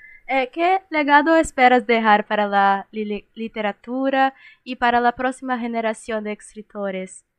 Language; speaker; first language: Spanish; non-native, learner; Portuguese